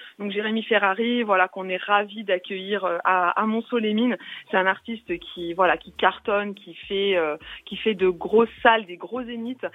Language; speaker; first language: French; native; French